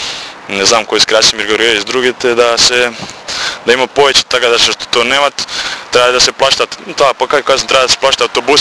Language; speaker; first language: Bulgarian; non-native, learner; Croatian